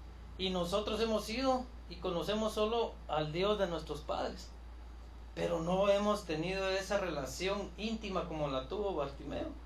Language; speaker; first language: Spanish; native; Spanish